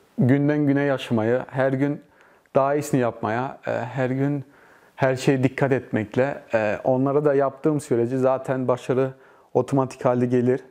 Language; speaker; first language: Turkish; early bilingual, heritage; Turkish